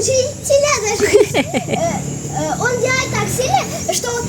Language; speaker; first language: Russian; early bilingual, heritage; Russian